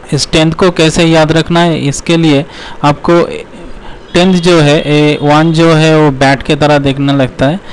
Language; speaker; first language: Hindi; non-native, local second language; Bangla